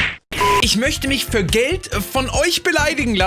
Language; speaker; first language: German; native; German